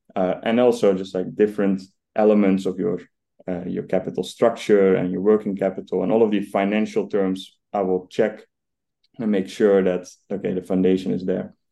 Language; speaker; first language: English; non-native, fluent; Dutch